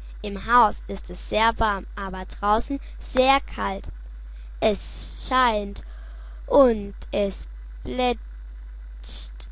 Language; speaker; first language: German; native; German